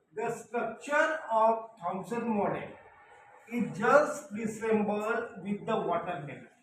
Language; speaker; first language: English; non-native, local second language; Marathi